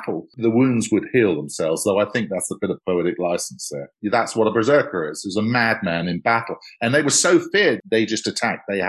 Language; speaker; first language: English; native; English